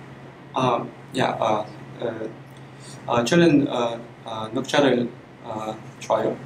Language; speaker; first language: Korean; non-native, learner; Uzbek